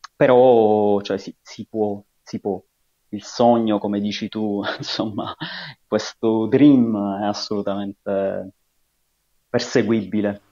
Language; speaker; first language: Italian; native; Italian